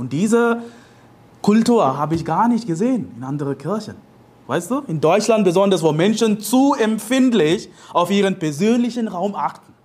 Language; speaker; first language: German; non-native, fluent; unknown